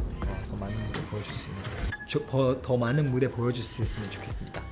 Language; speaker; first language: Korean; non-native, fluent; Chinese